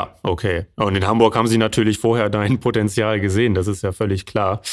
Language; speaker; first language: German; native; German